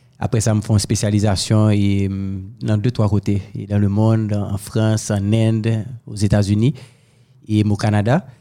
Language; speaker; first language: French; non-native, local second language; Haitian Creole